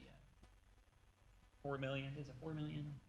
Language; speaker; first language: English; native; English